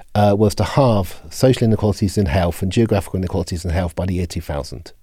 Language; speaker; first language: English; native; English